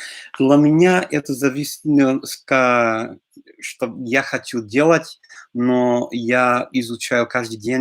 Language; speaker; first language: Russian; non-native, fluent; English